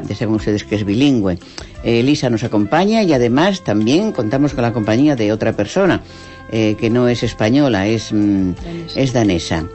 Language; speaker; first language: Spanish; native; Spanish